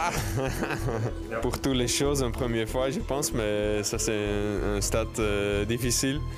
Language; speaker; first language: French; non-native, local second language; Dutch